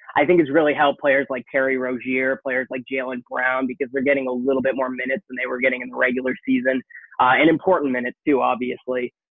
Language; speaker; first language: English; native; English